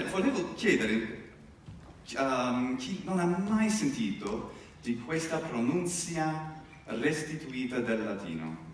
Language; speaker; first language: Italian; non-native, fluent; English